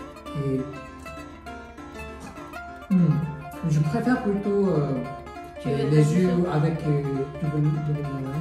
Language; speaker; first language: French; non-native, fluent; Korean